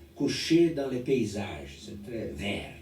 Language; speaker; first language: French; non-native, learner; Portuguese